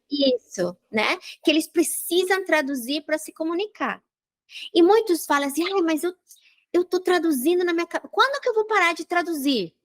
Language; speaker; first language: Portuguese; non-native, fluent; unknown